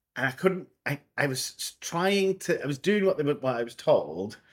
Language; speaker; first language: English; native; English